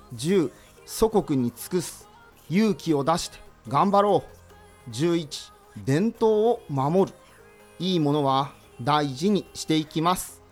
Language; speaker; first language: Japanese; native; Japanese